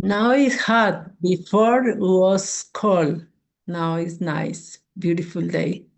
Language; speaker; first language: English; non-native, learner; Spanish